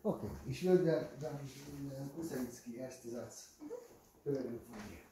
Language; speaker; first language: German; non-native, fluent; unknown